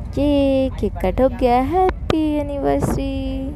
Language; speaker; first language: Hindi; native; Hindi